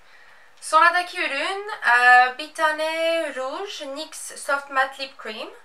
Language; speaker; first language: Turkish; non-native, fluent; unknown